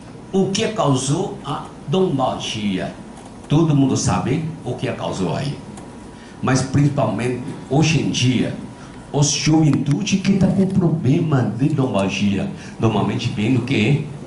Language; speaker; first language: Portuguese; non-native, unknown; Chinese